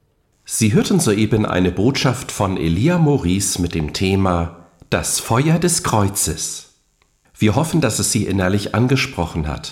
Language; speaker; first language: German; native; German